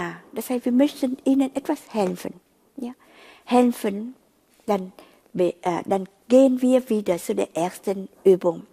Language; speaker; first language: German; non-native, fluent; Vietnamese